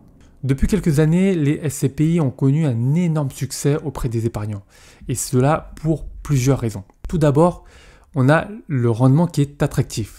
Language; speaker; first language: French; native; French